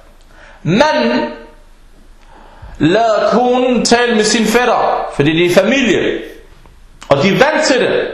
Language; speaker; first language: Danish; early bilingual, other home language; Arabic